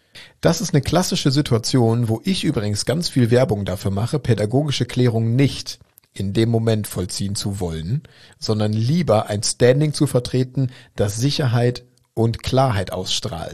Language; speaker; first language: German; native; German